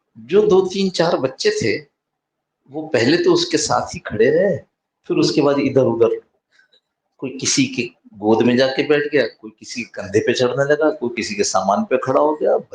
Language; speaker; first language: Urdu; native; Urdu